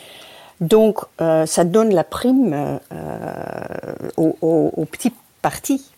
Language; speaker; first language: French; non-native, fluent; Dutch